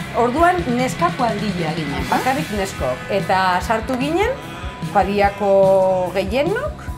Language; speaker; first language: Basque; non-native, local second language; Spanish